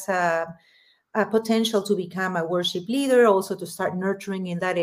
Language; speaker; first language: English; non-native, fluent; Spanish